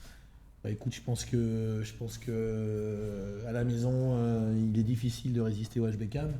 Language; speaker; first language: French; native; French